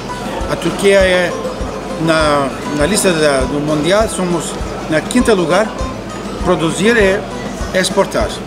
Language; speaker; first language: Portuguese; non-native, learner; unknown